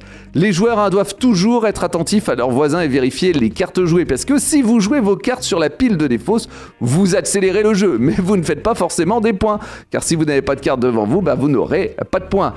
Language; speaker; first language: French; native; French